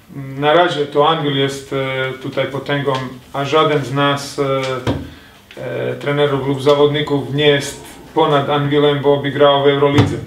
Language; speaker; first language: Polish; non-native, fluent; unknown